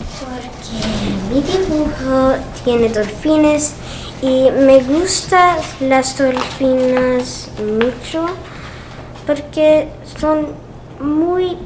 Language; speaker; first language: Spanish; non-native, learner; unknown